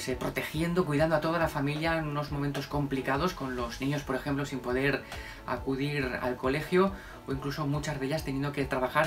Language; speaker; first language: Spanish; native; Spanish